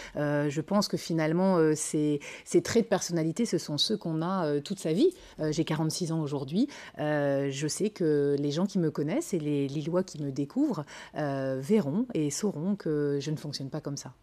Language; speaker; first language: French; native; French